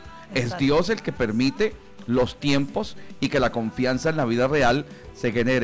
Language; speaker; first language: Spanish; native; Spanish